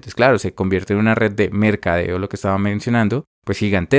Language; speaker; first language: Spanish; native; Spanish